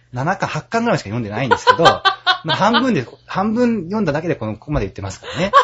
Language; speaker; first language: Japanese; native; Japanese